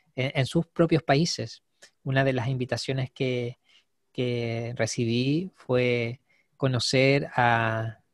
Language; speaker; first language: Spanish; native; Spanish